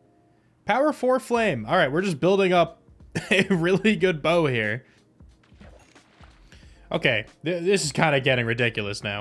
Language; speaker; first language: English; native; English